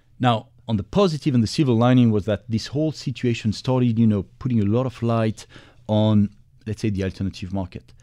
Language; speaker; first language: English; non-native, fluent; French